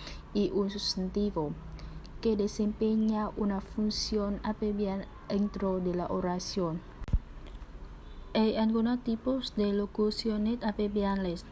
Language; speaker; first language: Spanish; non-native, learner; Vietnamese